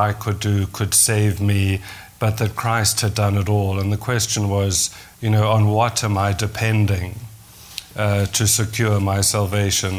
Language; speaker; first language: English; native; English